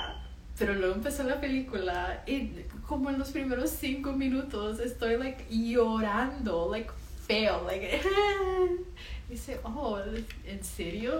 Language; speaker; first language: Spanish; early bilingual, heritage; Spanish